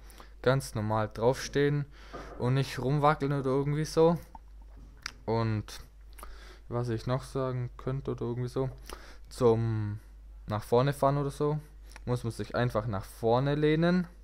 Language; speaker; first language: German; native; German